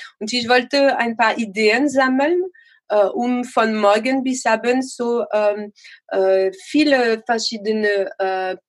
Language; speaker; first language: German; non-native, learner; French